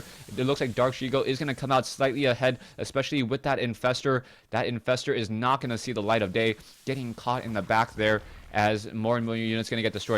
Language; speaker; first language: English; native; English